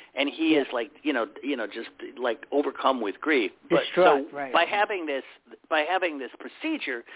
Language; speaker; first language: English; native; English